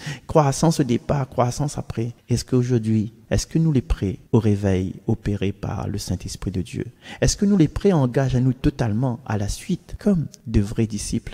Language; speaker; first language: French; non-native, local second language; Réunion Creole French